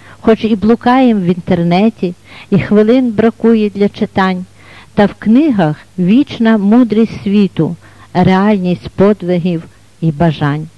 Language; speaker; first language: Ukrainian; native; Ukrainian